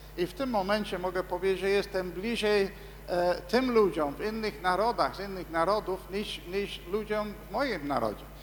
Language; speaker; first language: Polish; non-native, fluent; English